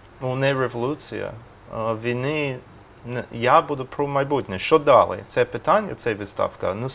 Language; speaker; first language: Ukrainian; non-native, learner; English